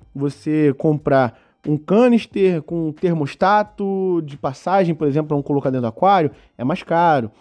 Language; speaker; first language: Portuguese; native; Portuguese